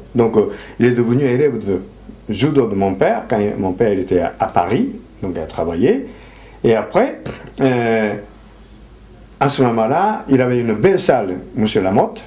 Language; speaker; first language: French; non-native, fluent; Japanese